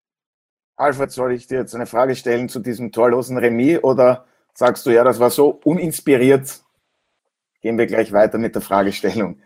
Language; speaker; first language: German; native; German